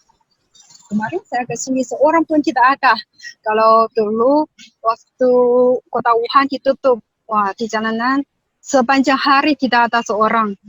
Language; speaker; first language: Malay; non-native, learner; Chinese